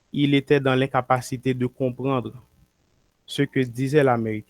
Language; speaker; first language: French; non-native, local second language; Haitian Creole